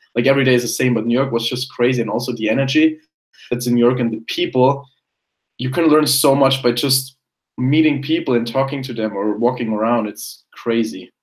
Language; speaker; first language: English; non-native, fluent; German